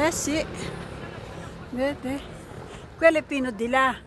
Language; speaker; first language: Italian; non-native, learner; Filipino